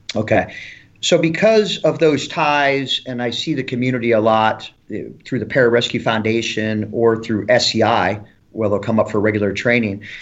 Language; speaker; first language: English; native; English